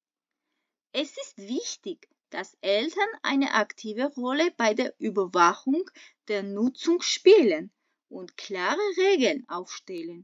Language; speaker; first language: German; non-native, fluent; Armenian